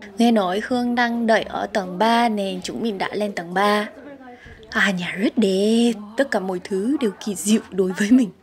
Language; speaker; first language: Vietnamese; non-native, fluent; Korean